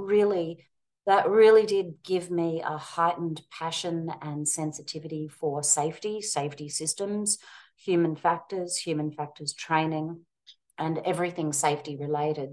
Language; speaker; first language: English; native; English